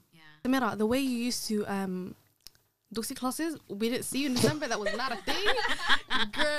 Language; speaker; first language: English; early bilingual, other home language; Somali